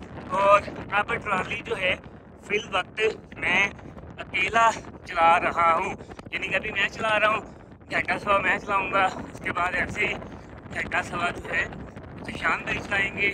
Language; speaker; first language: Urdu; non-native, local second language; Punjabi